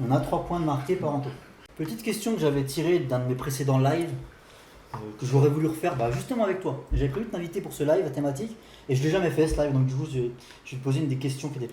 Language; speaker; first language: French; native; French